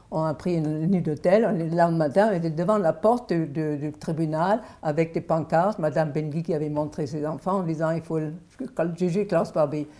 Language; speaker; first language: French; non-native, fluent; German